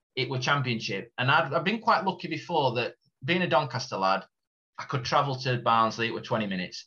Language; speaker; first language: English; native; English